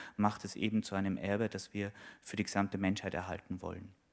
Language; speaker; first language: German; native; German